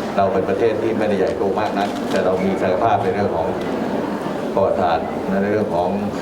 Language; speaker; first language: Thai; native; Thai